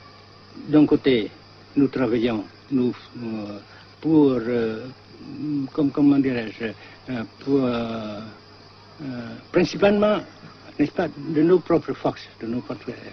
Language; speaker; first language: French; non-native, fluent; Vietnamese